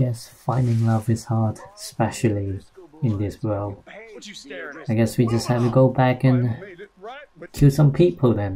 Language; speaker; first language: English; non-native, fluent; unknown